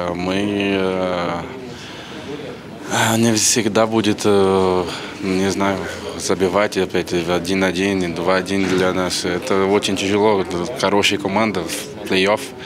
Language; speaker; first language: Russian; non-native, learner; Portuguese